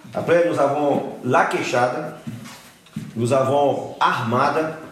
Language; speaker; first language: French; non-native, fluent; Portuguese